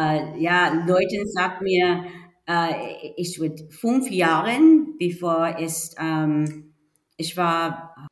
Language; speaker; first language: German; non-native, learner; English